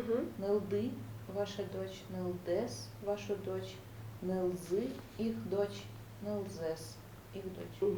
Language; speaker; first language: Russian; native; Russian